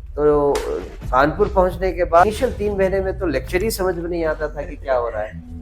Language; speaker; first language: Hindi; native; Hindi